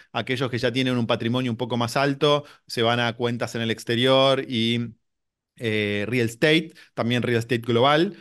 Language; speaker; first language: Spanish; native; Spanish